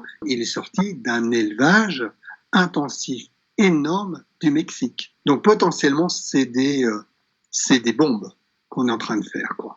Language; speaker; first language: French; native; French